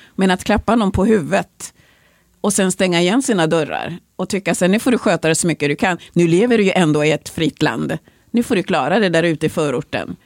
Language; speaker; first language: Swedish; early bilingual, other home language; Swahili